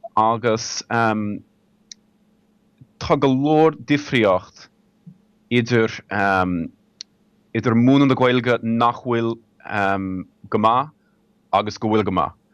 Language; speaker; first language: Irish; non-native, learner; English